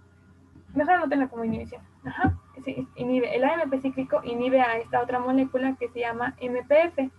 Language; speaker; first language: Spanish; native; Spanish